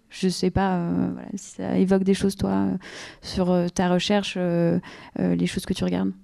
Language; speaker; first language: French; native; French